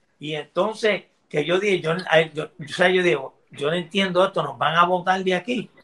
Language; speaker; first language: Spanish; early bilingual, heritage; Spanish